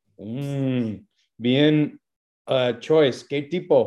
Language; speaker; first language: Spanish; non-native, learner; English